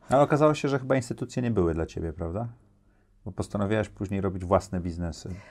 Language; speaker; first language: Polish; native; Polish